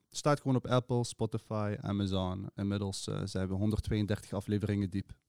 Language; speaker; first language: Dutch; early bilingual, other home language; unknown